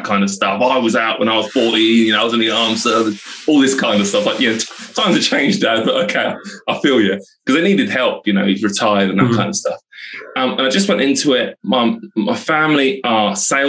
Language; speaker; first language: English; native; English